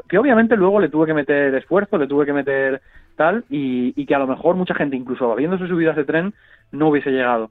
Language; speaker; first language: Spanish; native; Spanish